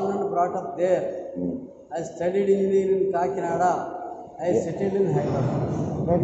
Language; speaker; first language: Telugu; native; Telugu